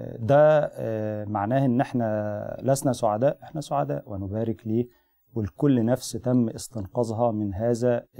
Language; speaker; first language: Arabic; native; Arabic